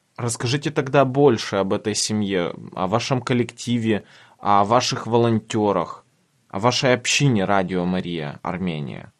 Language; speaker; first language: Russian; non-native, local second language; Ukrainian